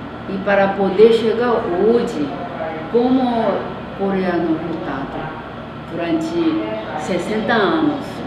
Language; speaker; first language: Portuguese; non-native, learner; Korean